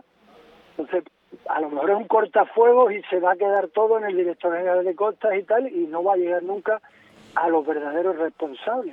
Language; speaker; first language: Spanish; native; Spanish